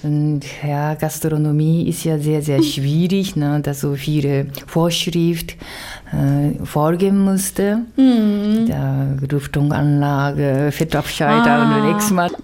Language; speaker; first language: German; non-native, fluent; Japanese